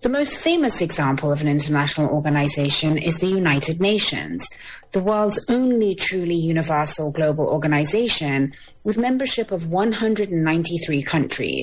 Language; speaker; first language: English; native; English